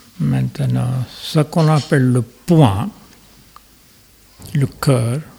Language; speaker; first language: French; non-native, fluent; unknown